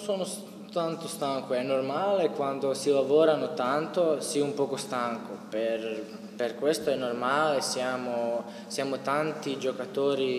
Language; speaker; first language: Italian; non-native, learner; Croatian